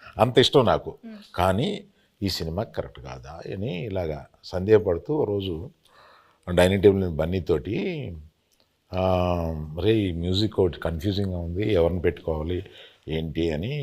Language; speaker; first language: Telugu; native; Telugu